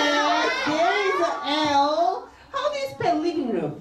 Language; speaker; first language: English; non-native, fluent; Korean